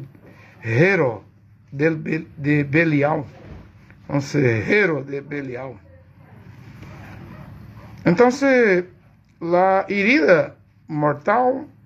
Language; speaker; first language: Spanish; non-native, learner; Portuguese